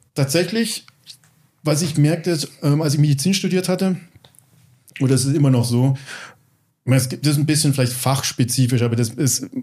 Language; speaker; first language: German; early bilingual, other home language; English